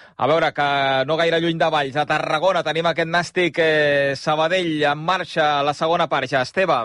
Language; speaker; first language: Catalan; native; Catalan